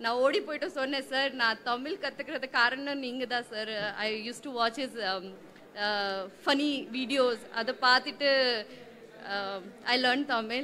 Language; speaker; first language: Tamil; non-native, learner; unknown